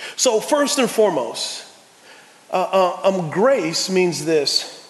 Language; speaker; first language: English; native; English